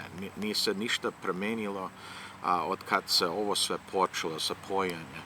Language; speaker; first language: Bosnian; early bilingual, heritage; Serbian